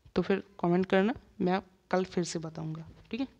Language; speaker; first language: Hindi; non-native, local second language; Bangla